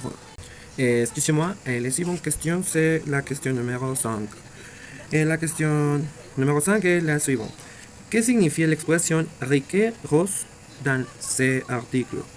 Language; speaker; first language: French; non-native, learner; Spanish